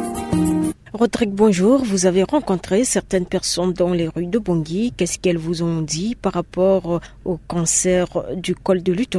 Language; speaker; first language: French; non-native, local second language; Sango